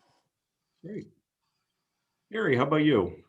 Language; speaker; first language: English; native; English